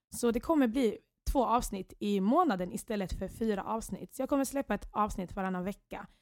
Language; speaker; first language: Swedish; early bilingual, other home language; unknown